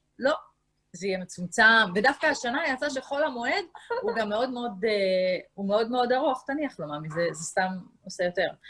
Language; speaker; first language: Hebrew; native; Hebrew